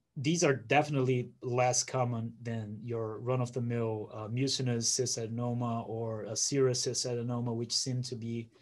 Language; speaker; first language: English; non-native, fluent; Portuguese